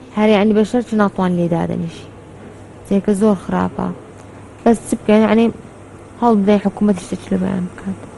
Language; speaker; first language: Central Kurdish; non-native, local second language; Arabic